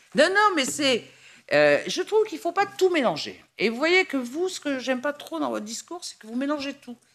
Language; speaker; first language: French; native; French